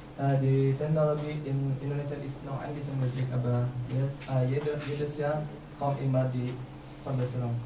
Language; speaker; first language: German; non-native, learner; Indonesian